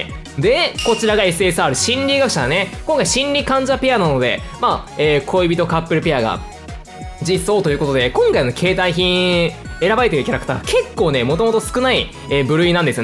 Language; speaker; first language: Japanese; native; Japanese